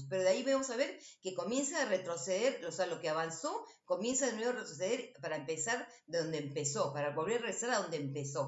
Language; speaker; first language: Spanish; native; Spanish